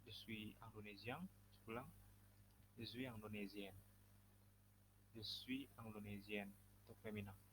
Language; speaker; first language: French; non-native, fluent; Indonesian